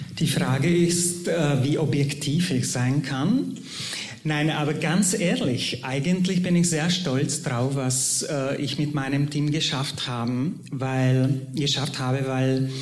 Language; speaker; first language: German; non-native, fluent; Czech